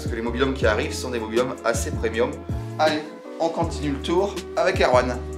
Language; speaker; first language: French; native; French